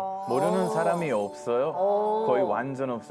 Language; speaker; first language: Korean; non-native, fluent; Hebrew